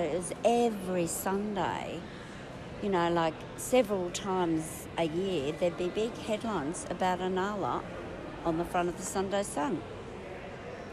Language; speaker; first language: English; native; English